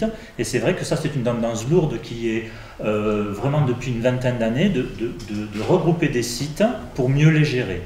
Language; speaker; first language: French; native; French